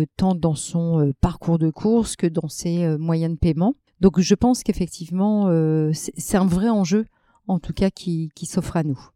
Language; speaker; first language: French; native; French